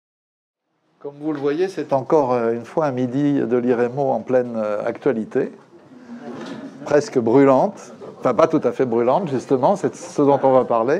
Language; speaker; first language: French; native; French